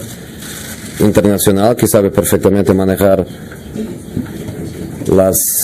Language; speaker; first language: Spanish; non-native, fluent; Portuguese